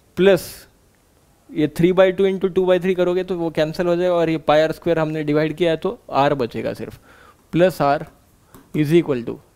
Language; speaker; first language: Hindi; non-native, local second language; Marathi